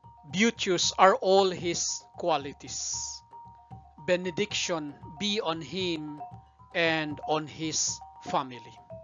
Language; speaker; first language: English; non-native, local second language; Maguindanaon